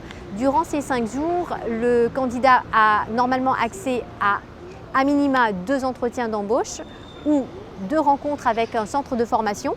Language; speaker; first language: French; native; French